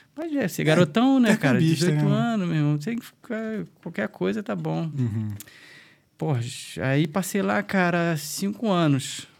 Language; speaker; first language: Portuguese; native; Portuguese